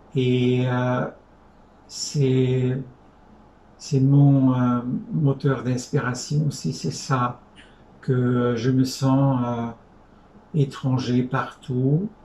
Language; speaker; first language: French; non-native, fluent; Hungarian